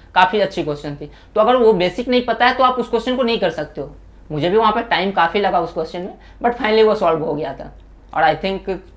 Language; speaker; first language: Hindi; native; Hindi